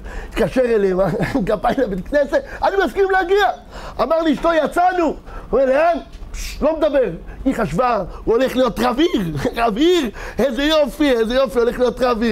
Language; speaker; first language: Hebrew; native; Hebrew